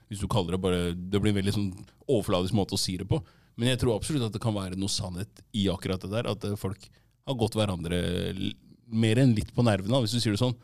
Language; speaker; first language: Norwegian; native; Norwegian